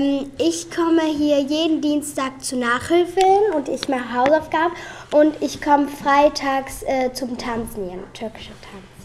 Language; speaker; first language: German; early bilingual, other home language; Turkish